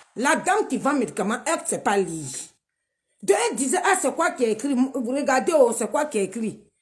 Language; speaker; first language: French; non-native, local second language; Dyula